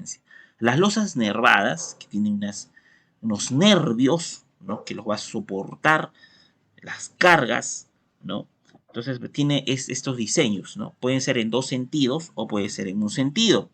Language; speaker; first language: Spanish; native; Spanish